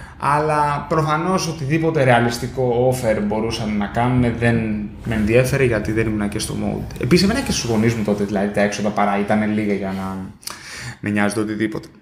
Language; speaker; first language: Greek; early bilingual, heritage; Greek